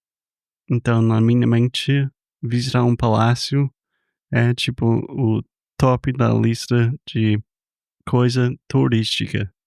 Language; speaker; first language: Portuguese; non-native, fluent; English